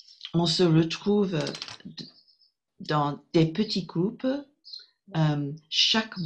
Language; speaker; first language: French; non-native, fluent; English